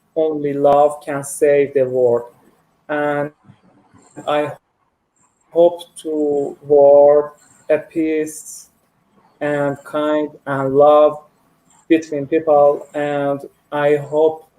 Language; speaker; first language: English; non-native, learner; Persian